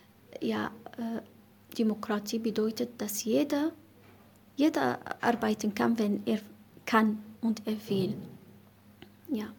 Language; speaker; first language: German; non-native, learner; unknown